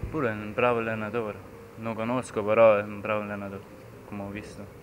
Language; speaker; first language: Italian; early bilingual, heritage; German